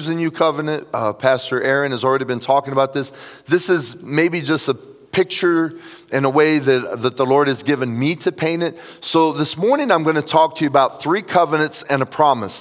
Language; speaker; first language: English; native; English